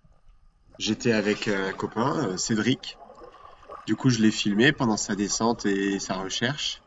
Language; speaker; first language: French; native; French